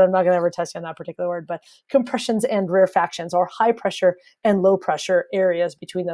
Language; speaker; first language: English; native; English